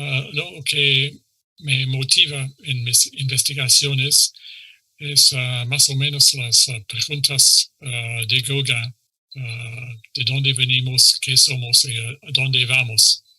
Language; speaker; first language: Spanish; non-native, fluent; English